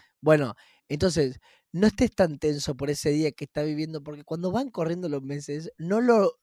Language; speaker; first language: Spanish; native; Spanish